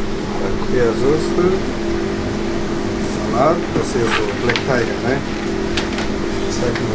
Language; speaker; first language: German; non-native, learner; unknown